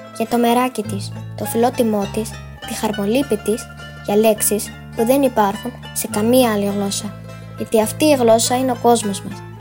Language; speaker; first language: Greek; early bilingual, heritage; Greek